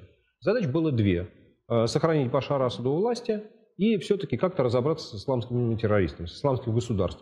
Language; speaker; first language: Russian; native; Russian